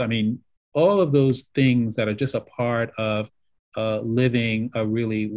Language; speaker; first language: English; native; English